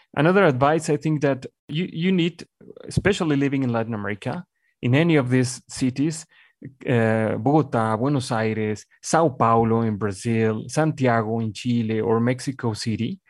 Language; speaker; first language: English; non-native, fluent; Spanish